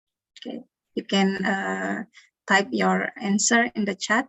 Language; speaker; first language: English; non-native, learner; Indonesian